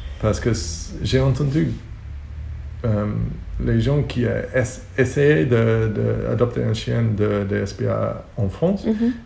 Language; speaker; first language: French; non-native, learner; Hebrew